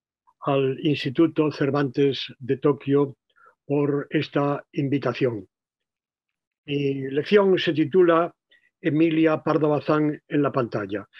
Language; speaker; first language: Spanish; native; Spanish